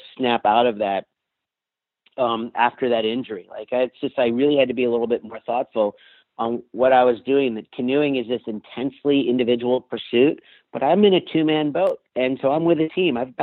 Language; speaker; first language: English; native; English